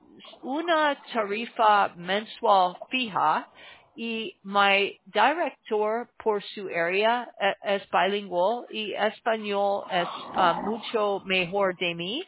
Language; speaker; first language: Spanish; non-native, learner; English